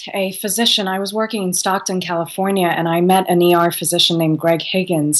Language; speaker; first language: English; native; English